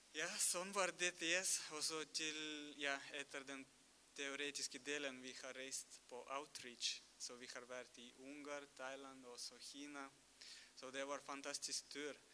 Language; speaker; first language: Norwegian; non-native, fluent; Russian